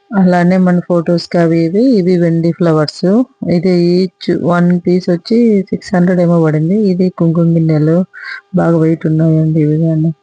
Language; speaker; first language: Telugu; native; Telugu